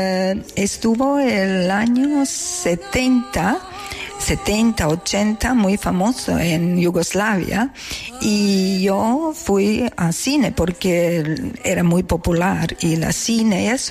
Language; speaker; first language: Spanish; non-native, learner; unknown